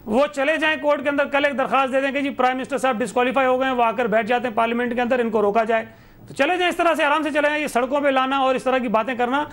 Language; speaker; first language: Urdu; native; Urdu